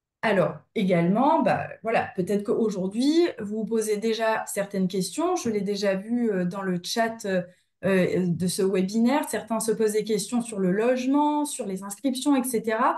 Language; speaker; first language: French; native; French